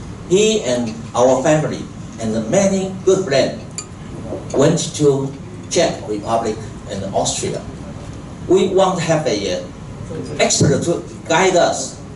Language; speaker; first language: English; non-native, local second language; Chinese